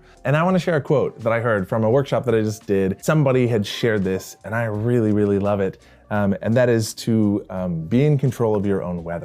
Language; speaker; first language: English; native; English